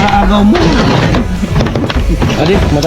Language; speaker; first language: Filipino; non-native, local second language; Bikol